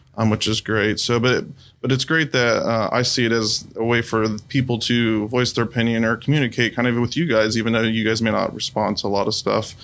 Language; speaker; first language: English; native; English